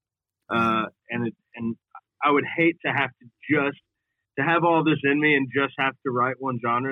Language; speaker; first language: English; native; English